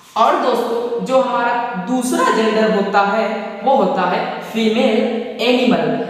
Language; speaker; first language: Hindi; native; Hindi